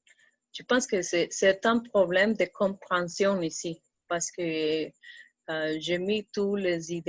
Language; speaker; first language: French; non-native, fluent; Spanish